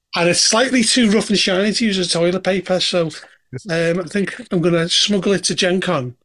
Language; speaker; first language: English; native; English